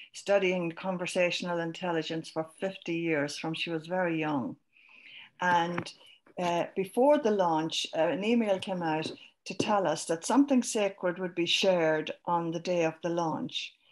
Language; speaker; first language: English; native; English